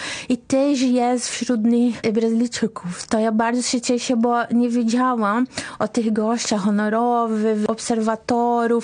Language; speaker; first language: Polish; non-native, fluent; Portuguese